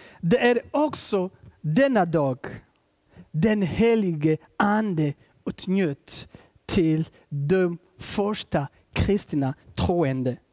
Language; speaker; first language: Swedish; non-native, fluent; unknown